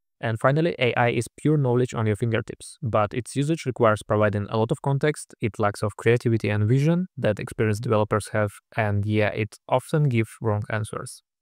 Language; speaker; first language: English; non-native, fluent; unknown